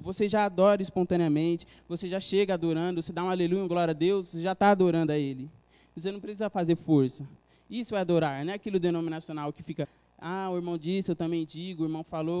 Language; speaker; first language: Portuguese; native; Portuguese